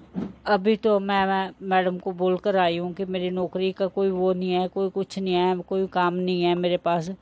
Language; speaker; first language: Hindi; native; Hindi